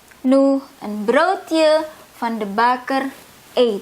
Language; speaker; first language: Dutch; non-native, fluent; Indonesian